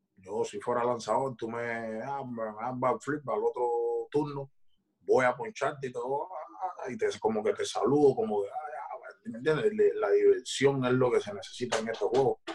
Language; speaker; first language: Spanish; native; Spanish